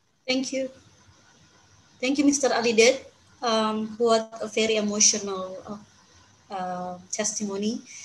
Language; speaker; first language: English; non-native, fluent; Indonesian